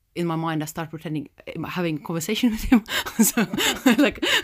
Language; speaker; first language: English; non-native, fluent; Russian